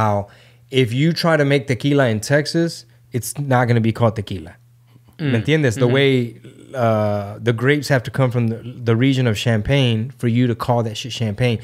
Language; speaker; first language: English; early bilingual, other home language; Spanish